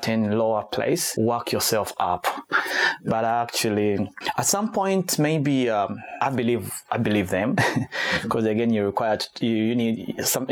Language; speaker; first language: English; non-native, local second language; Kinyarwanda